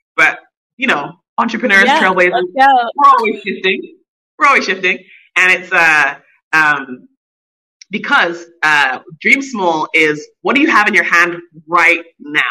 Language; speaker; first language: English; native; English